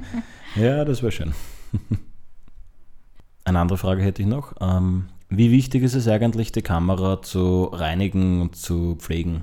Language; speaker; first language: German; native; German